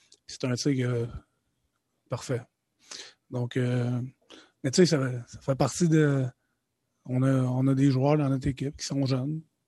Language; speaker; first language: French; native; French